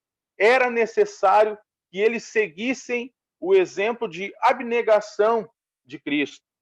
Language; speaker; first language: Portuguese; native; Portuguese